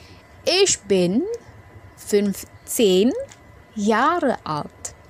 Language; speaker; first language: German; non-native, fluent; Indonesian